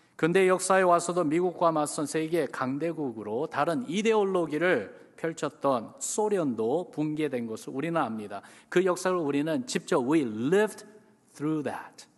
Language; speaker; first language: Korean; early bilingual, other home language; English